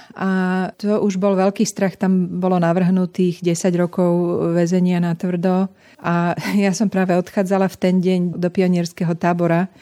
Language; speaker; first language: Slovak; native; Slovak